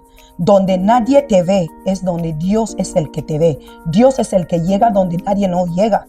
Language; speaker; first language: Spanish; non-native, local second language; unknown